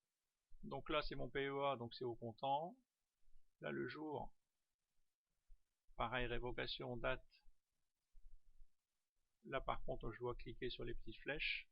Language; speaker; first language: French; native; French